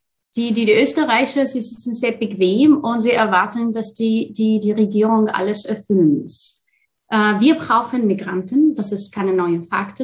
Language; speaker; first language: German; non-native, fluent; Arabic